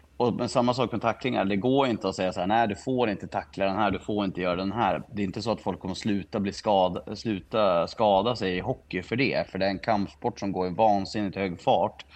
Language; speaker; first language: Swedish; native; Swedish